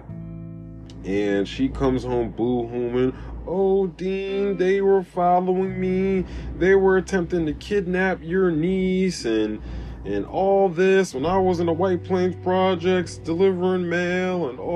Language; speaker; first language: English; native; English